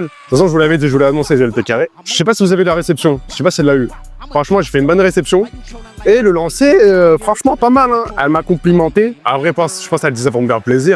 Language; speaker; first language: French; native; French